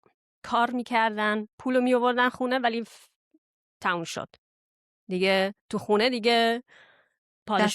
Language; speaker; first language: Persian; early bilingual, heritage; Persian